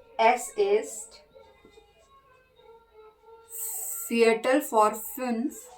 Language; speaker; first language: German; non-native, learner; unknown